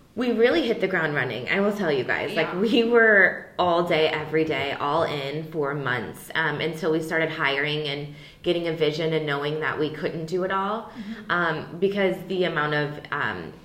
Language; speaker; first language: English; native; English